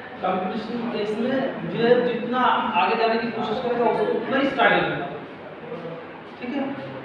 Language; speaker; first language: Hindi; non-native, local second language; Bangla